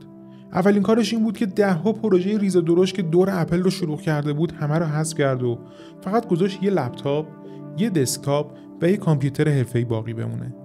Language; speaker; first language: Persian; native; Persian